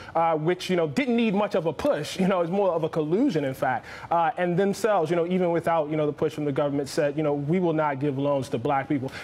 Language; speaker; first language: English; native; English